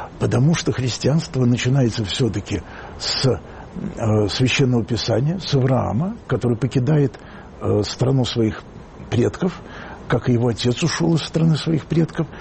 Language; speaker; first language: Russian; native; Russian